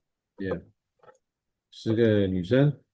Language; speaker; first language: Chinese; non-native, fluent; Indonesian